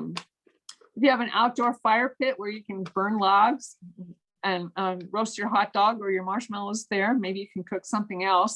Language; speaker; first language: English; native; English